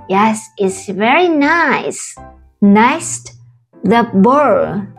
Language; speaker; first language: English; non-native, fluent; Vietnamese